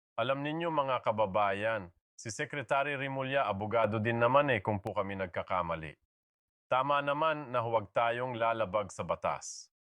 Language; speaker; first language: Filipino; native; Filipino